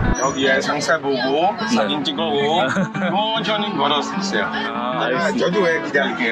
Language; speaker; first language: Korean; non-native, learner; Burmese